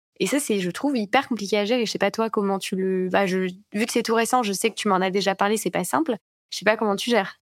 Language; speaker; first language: French; native; French